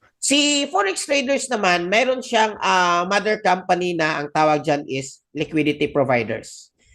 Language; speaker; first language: Filipino; non-native, local second language; Cebuano